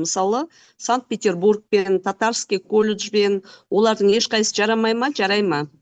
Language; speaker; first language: Kazakh; native; Kazakh